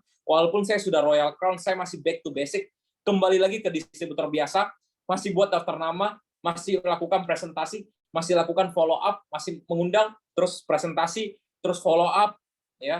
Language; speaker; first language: Indonesian; native; Indonesian